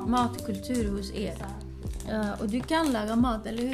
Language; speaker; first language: Swedish; early bilingual, other home language; Kurdish